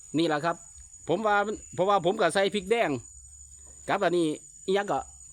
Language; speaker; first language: Thai; native; Thai